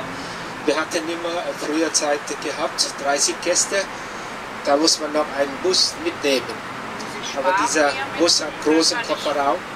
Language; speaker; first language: German; non-native, fluent; Vietnamese